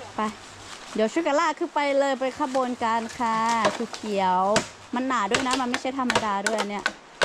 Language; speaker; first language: Thai; non-native, local second language; Lahu